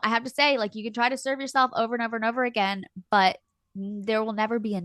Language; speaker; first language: English; native; English